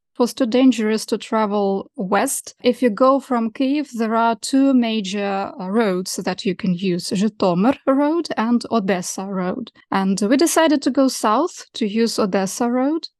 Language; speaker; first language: English; non-native, fluent; Russian